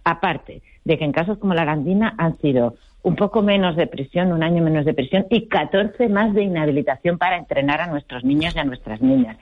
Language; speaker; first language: Spanish; native; Spanish